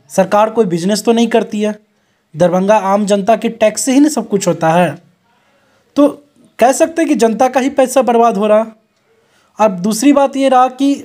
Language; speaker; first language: Hindi; native; Hindi